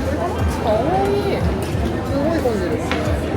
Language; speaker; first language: Japanese; native; Japanese